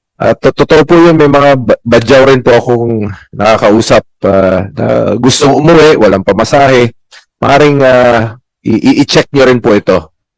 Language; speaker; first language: Filipino; native; Filipino